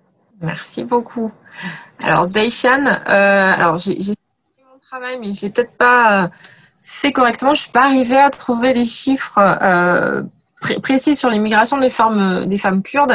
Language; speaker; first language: French; native; French